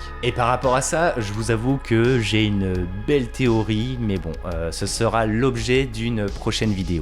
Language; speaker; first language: French; native; French